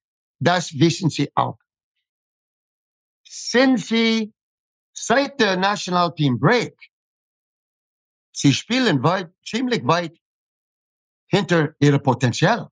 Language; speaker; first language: German; non-native, fluent; English